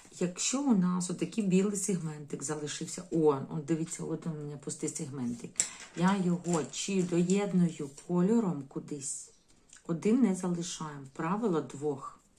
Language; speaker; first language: Ukrainian; non-native, local second language; Russian